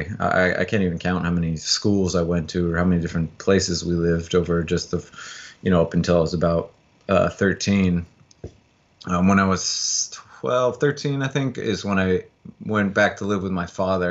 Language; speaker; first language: English; native; English